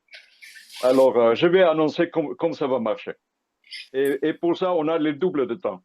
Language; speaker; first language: French; non-native, fluent; Spanish